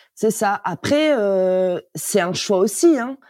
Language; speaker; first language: French; native; French